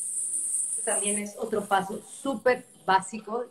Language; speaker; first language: Spanish; native; Spanish